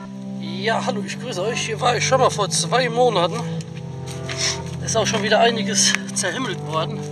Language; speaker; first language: German; native; German